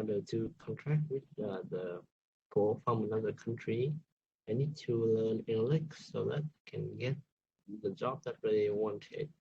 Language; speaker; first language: English; non-native, learner; Vietnamese